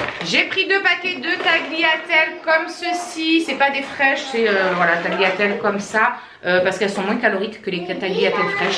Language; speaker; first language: French; native; French